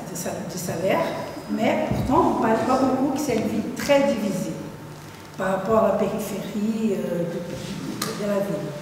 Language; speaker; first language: French; non-native, fluent; Portuguese